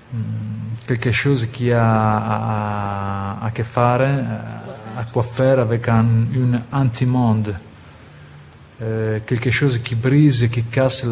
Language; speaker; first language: French; non-native, fluent; Italian